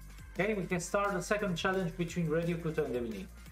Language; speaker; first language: English; non-native, fluent; Italian